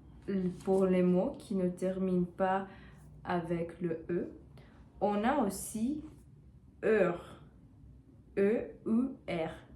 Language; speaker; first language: French; non-native, learner; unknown